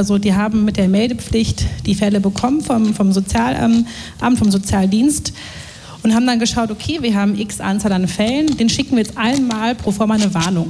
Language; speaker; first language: German; native; German